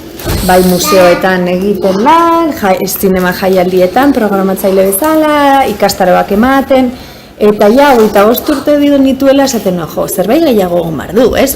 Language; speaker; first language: Basque; non-native, local second language; Spanish